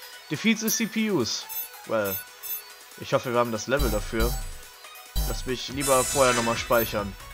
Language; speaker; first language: German; native; German